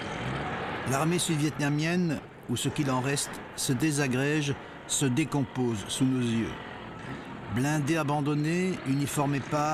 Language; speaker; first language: French; native; French